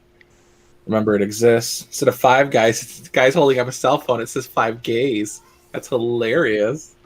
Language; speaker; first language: English; native; English